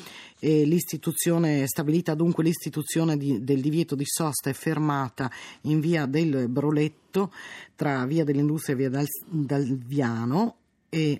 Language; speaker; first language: Italian; native; Italian